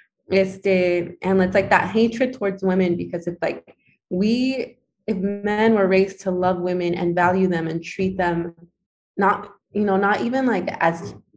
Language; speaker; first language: English; early bilingual, other home language; Spanish